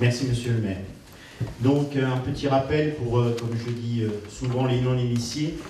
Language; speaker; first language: French; native; French